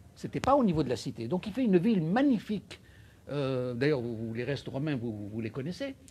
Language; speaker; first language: French; non-native, local second language; Arabic